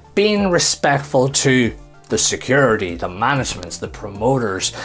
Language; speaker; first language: English; native; English